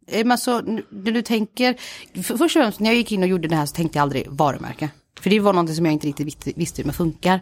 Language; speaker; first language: Swedish; native; Swedish